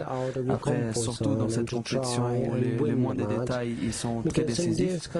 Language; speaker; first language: French; non-native, fluent; Portuguese